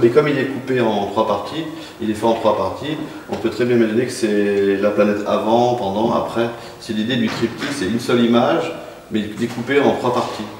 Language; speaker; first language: French; native; French